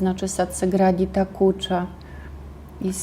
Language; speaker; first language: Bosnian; non-native, fluent; Russian